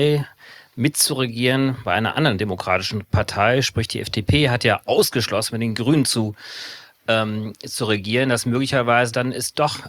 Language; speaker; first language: German; native; German